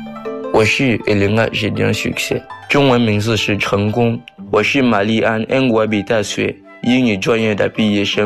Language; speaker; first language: Chinese; non-native, fluent; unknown